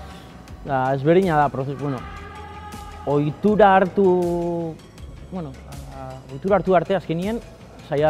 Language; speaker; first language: Basque; native; Basque